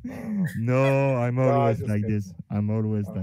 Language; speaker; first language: English; non-native, learner; French